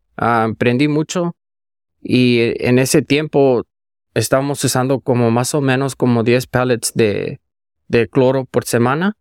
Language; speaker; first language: Spanish; early bilingual, heritage; Spanish